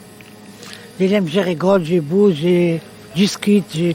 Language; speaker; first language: French; non-native, learner; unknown